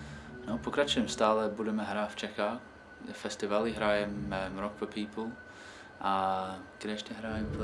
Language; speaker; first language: Czech; non-native, fluent; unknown